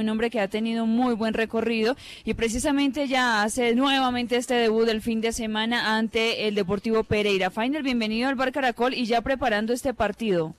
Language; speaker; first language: Spanish; native; Spanish